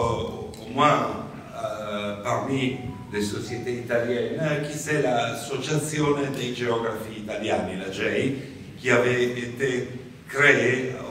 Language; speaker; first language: French; non-native, fluent; Italian